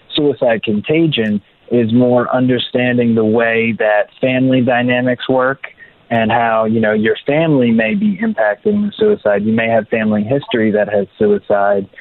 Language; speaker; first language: English; native; English